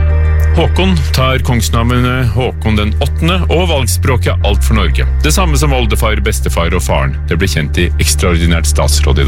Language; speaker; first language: Norwegian; native; Norwegian